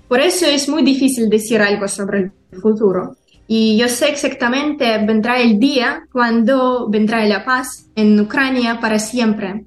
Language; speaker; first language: Spanish; non-native, fluent; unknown